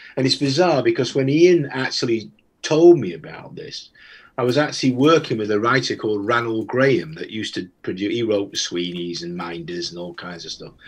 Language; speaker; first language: English; native; English